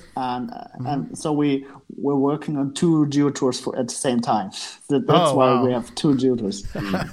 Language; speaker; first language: English; non-native, fluent; German